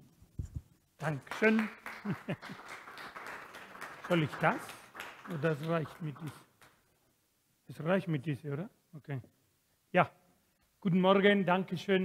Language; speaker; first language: German; non-native, fluent; Spanish